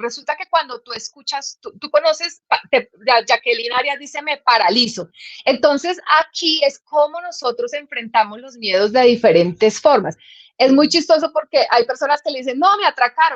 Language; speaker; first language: Spanish; native; Spanish